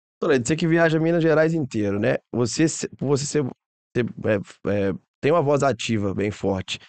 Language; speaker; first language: Portuguese; native; Portuguese